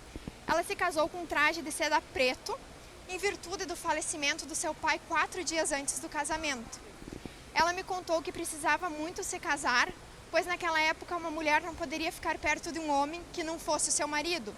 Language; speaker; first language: Portuguese; native; Portuguese